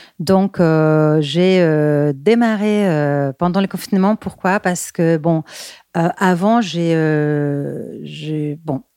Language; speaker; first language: French; non-native, fluent; Spanish